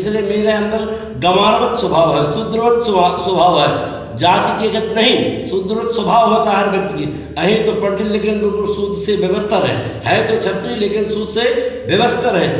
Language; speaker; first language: Hindi; native; Hindi